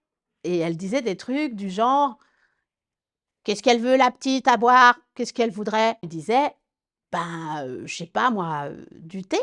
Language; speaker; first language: French; early bilingual, other home language; Rundi